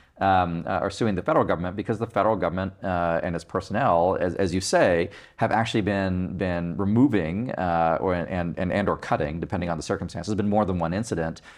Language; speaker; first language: English; native; English